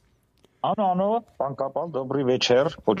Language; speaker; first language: Czech; non-native, learner; Armenian